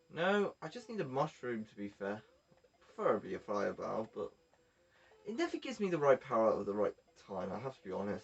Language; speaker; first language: English; native; English